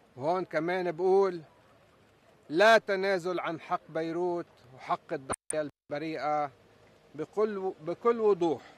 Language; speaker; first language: Arabic; native; Arabic